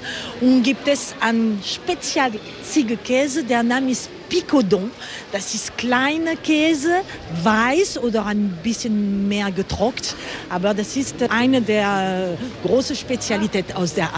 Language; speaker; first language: German; non-native, fluent; French